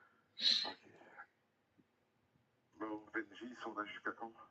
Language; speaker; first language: French; native; French